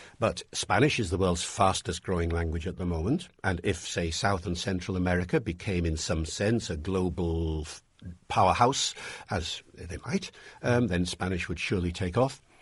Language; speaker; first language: English; native; English